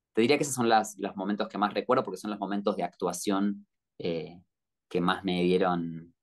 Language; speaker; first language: Spanish; native; Spanish